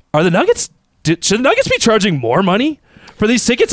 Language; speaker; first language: English; native; English